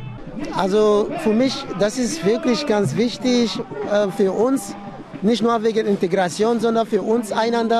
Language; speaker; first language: German; non-native, fluent; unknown